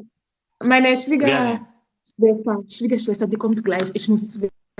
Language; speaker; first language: German; non-native, learner; Swahili